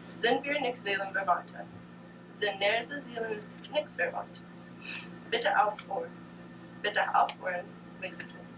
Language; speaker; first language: German; non-native, learner; English